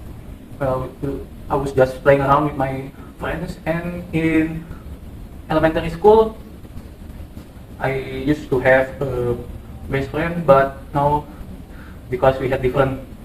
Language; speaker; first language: English; non-native, learner; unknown